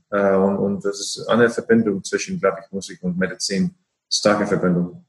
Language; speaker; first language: German; non-native, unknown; Icelandic